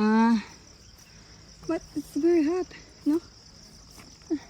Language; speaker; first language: English; non-native, learner; Cebuano